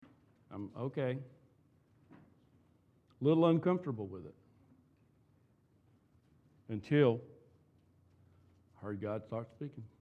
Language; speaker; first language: English; native; English